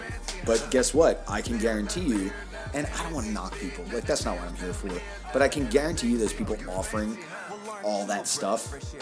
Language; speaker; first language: English; native; English